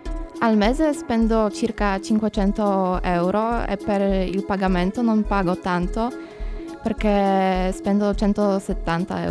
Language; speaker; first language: Italian; non-native, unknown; Polish